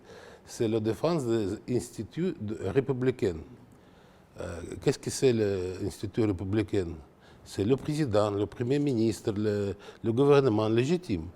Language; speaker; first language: French; non-native, fluent; Russian